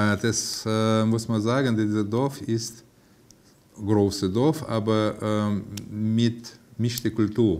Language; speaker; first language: German; early bilingual, heritage; German